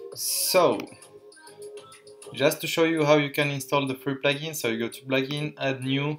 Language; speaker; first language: English; non-native, fluent; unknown